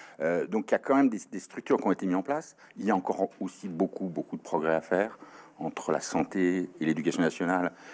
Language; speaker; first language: French; native; French